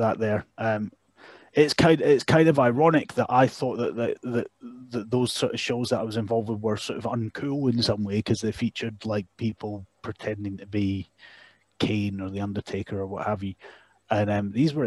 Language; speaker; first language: English; native; English